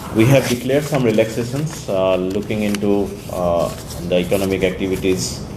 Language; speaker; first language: English; non-native, local second language; Assamese